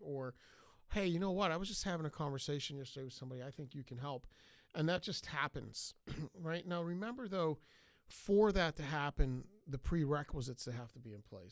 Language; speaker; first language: English; native; English